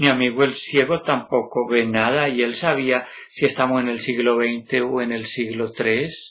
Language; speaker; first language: Spanish; native; Spanish